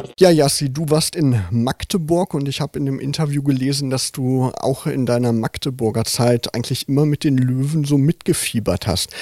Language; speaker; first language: German; native; German